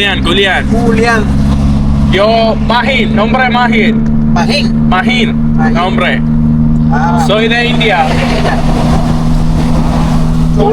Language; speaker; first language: Spanish; non-native, learner; Malayalam